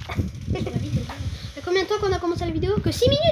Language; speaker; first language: French; native; French